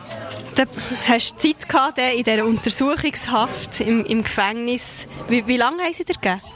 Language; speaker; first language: German; native; German